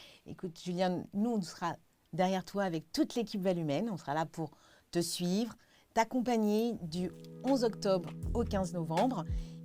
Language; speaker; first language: French; native; French